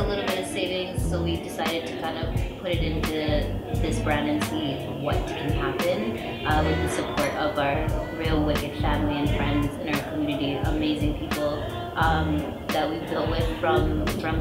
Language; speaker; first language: English; native; English